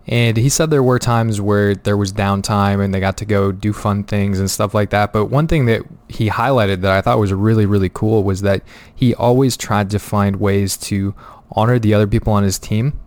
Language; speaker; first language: English; native; English